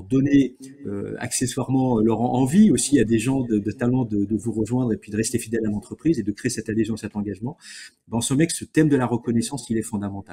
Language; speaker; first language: French; native; French